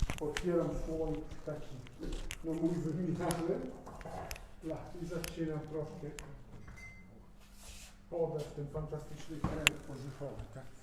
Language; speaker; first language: Polish; non-native, fluent; Italian